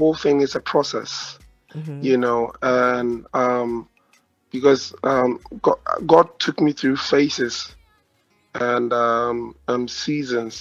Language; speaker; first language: English; non-native, local second language; Akan